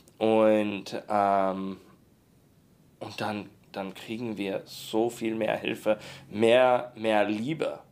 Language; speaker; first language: German; non-native, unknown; English